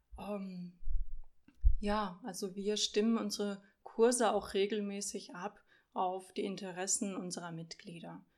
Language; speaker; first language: German; early bilingual, other home language; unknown